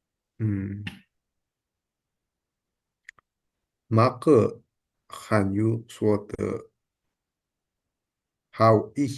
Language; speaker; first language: Chinese; non-native, learner; Indonesian